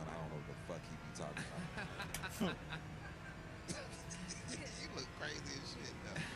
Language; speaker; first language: English; native; English